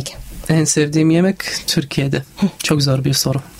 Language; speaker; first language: Turkish; non-native, learner; Arabic